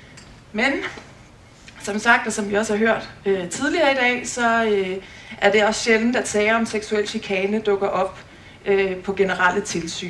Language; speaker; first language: Danish; native; Danish